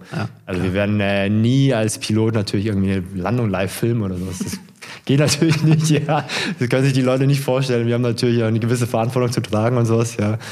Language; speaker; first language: German; early bilingual, other home language; Korean